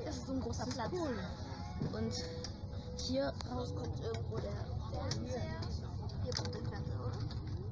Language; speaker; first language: German; early bilingual, other home language; French